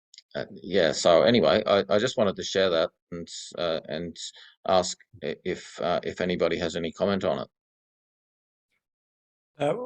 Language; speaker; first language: English; native; English